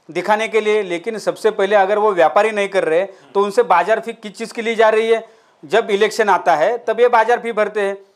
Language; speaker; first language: Hindi; non-native, local second language; Marathi